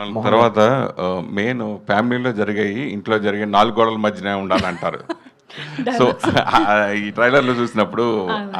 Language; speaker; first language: Telugu; native; Telugu